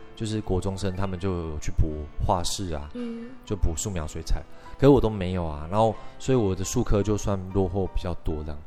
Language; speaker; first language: Chinese; native; Chinese